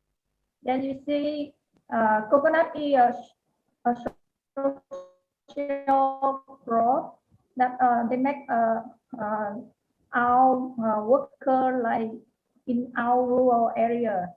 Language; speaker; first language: English; non-native, learner; Vietnamese